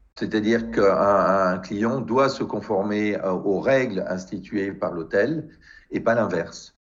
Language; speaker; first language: French; native; French